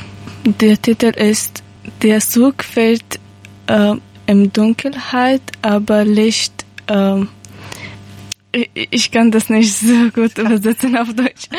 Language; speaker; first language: German; non-native, learner; Persian